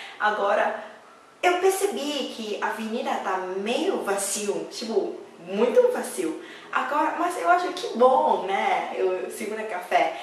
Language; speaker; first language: Portuguese; non-native, learner; Thai